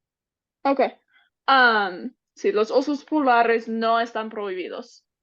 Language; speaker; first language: Spanish; non-native, learner; English